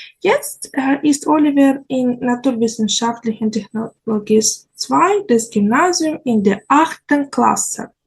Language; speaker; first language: German; non-native, learner; Ukrainian